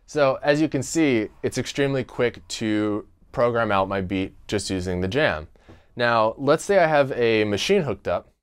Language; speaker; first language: English; native; English